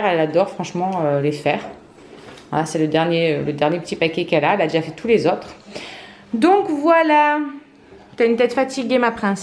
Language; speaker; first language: French; native; French